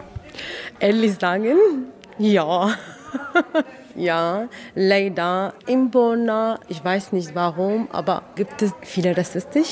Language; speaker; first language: German; non-native, learner; Kurdish